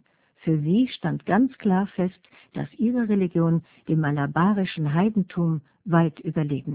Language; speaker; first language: German; native; German